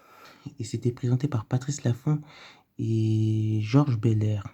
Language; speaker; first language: French; native; French